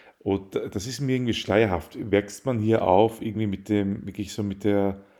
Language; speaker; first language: German; early bilingual, other home language; Arabic